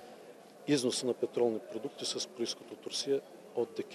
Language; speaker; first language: Bulgarian; native; Bulgarian